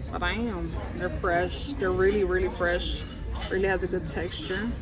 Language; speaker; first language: English; early bilingual, other home language; Spanish